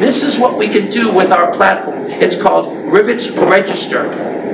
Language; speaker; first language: English; native; English